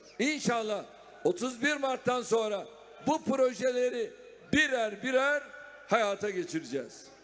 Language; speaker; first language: Turkish; native; Turkish